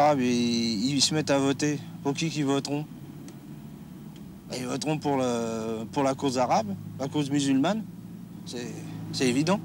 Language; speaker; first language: French; native; French